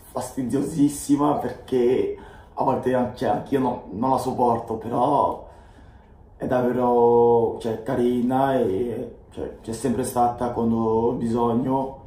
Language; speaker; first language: Italian; non-native, fluent; French